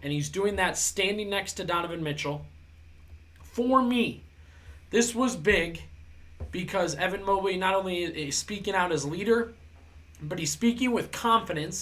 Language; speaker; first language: English; native; English